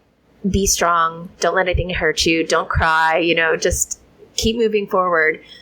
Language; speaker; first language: English; native; English